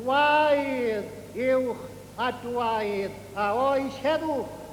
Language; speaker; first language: Welsh; native; Welsh